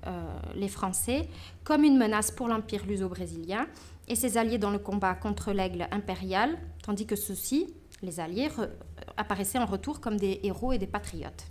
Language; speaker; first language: French; non-native, fluent; Portuguese